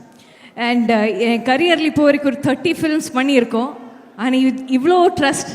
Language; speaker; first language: Tamil; non-native, learner; Malayalam